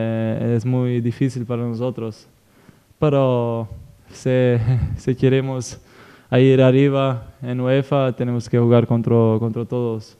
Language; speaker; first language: Spanish; non-native, fluent; Italian